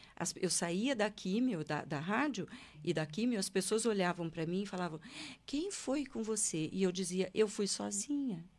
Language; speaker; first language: Portuguese; native; Portuguese